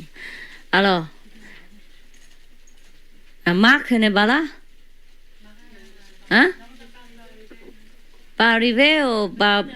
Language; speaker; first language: French; non-native, learner; Vietnamese